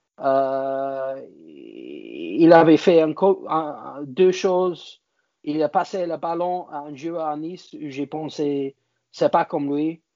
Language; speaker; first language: French; non-native, learner; English